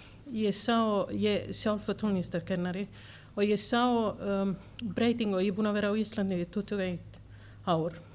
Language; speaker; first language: Icelandic; non-native, learner; Italian